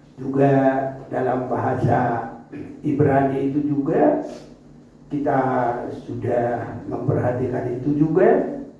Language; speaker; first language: Indonesian; non-native, local second language; Batak Toba